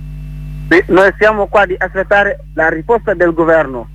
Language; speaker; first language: Italian; non-native, learner; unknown